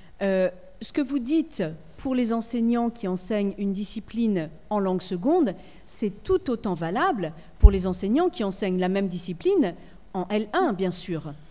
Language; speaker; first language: French; native; French